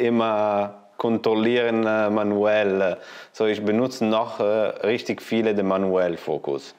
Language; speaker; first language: German; non-native, learner; Italian